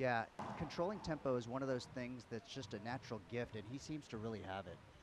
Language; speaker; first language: English; native; English